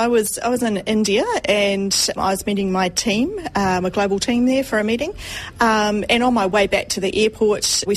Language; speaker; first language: English; native; English